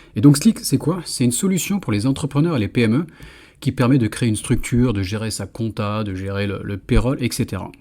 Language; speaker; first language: French; native; French